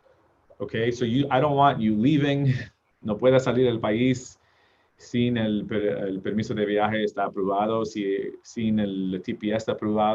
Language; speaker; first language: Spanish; non-native, learner; English